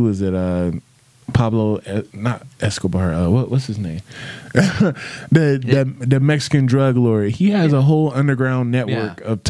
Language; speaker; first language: English; native; English